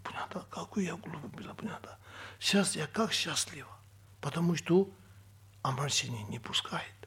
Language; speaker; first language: Russian; non-native, learner; Tibetan